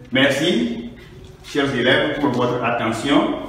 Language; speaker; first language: French; non-native, fluent; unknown